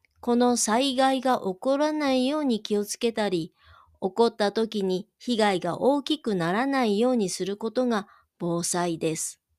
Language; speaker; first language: Japanese; native; Japanese